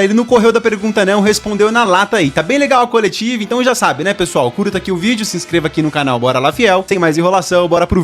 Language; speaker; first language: Portuguese; native; Portuguese